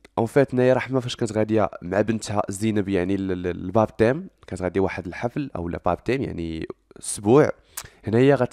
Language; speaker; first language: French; non-native, local second language; Arabic